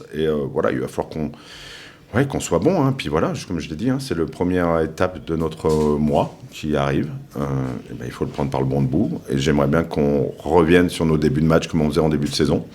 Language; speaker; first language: French; native; French